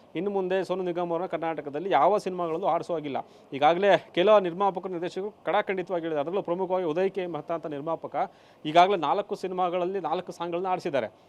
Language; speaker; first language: Kannada; native; Kannada